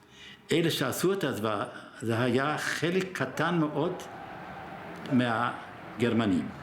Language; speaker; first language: Hebrew; early bilingual, other home language; German